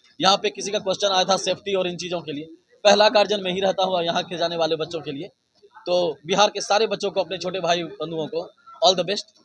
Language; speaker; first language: Hindi; native; Hindi